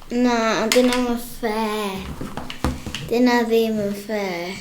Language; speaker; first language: Welsh; native; Welsh